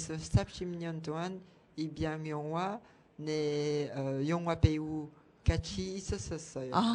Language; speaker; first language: Korean; non-native, learner; French